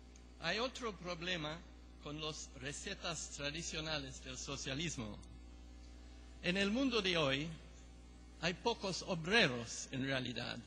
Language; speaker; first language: Spanish; non-native, fluent; English